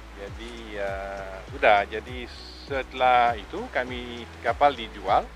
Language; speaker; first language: Indonesian; non-native, fluent; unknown